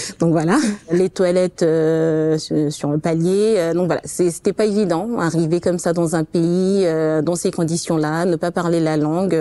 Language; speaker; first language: French; non-native, fluent; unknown